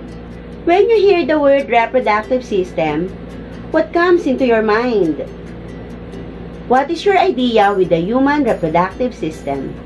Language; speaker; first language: English; non-native, local second language; Filipino